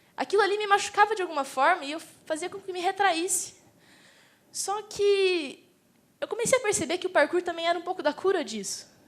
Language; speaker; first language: Portuguese; native; Portuguese